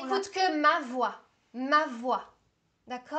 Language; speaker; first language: French; native; French